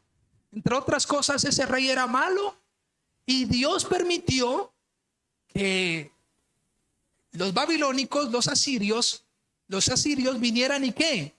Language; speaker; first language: Spanish; native; Spanish